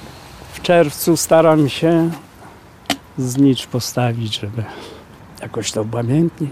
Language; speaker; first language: Polish; native; Polish